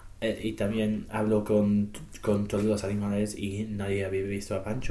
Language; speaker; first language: Spanish; non-native, learner; English